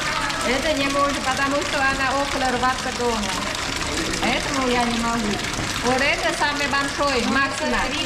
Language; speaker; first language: Russian; non-native, learner; Vietnamese